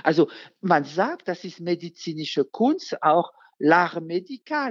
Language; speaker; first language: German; non-native, fluent; French